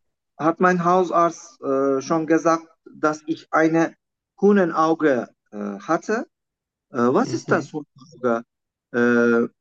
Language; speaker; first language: German; non-native, learner; Turkish